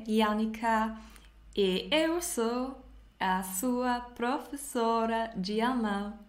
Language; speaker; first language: Portuguese; non-native, fluent; German